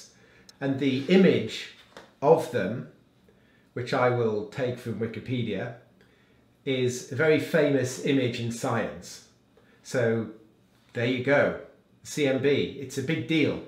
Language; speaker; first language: English; native; English